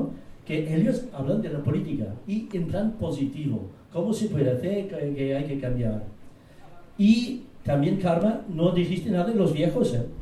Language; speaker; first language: Spanish; non-native, fluent; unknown